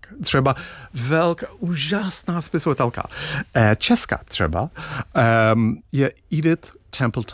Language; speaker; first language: Czech; non-native, fluent; English